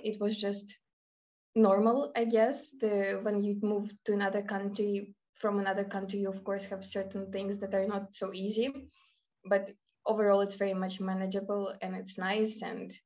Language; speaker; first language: English; non-native, fluent; Russian